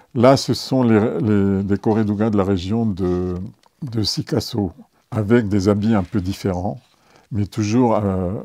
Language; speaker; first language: French; native; French